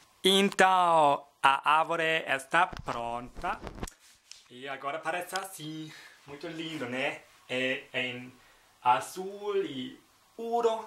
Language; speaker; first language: Portuguese; non-native, fluent; German